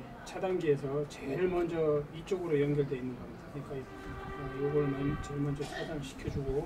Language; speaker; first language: Korean; native; Korean